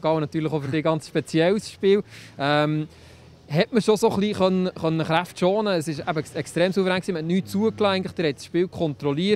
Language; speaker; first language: German; native; German